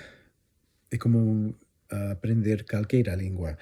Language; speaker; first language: Galician; non-native, fluent; English